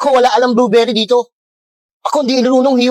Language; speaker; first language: Filipino; non-native, learner; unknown